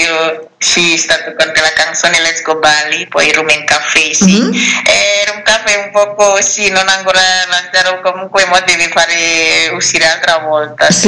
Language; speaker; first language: Italian; non-native, learner; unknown